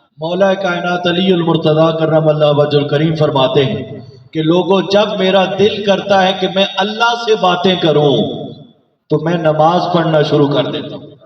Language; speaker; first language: Urdu; non-native, local second language; Punjabi